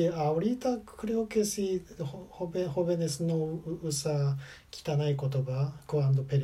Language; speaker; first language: Spanish; non-native, learner; Japanese